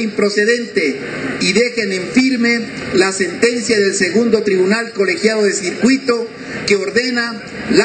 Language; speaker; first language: Spanish; native; Spanish